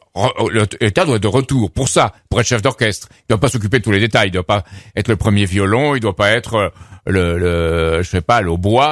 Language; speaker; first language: French; native; French